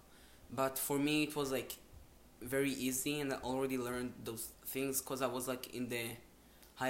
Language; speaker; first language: English; non-native, fluent; Hebrew